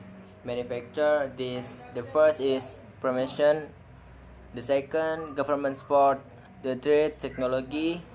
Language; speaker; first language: English; non-native, learner; Indonesian